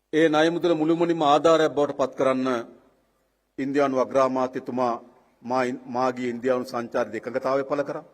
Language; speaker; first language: Sinhala; native; Sinhala